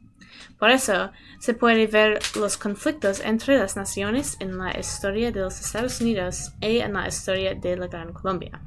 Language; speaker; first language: Spanish; non-native, learner; English